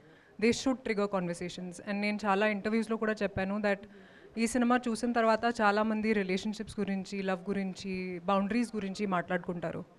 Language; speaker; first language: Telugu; non-native, local second language; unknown